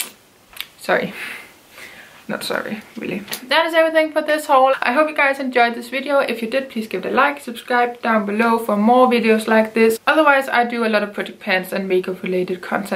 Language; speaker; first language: English; non-native, fluent; Danish